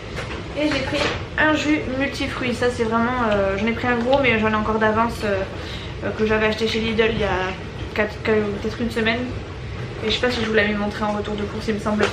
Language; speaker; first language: French; native; French